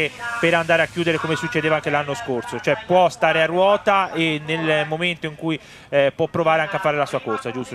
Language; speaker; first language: Italian; native; Italian